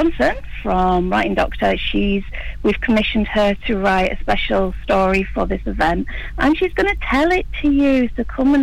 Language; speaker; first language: English; native; English